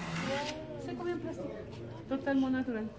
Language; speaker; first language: French; non-native, learner; Spanish